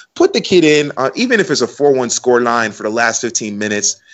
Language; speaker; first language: English; native; English